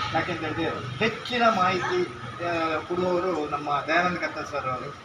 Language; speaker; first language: Kannada; non-native, local second language; Tulu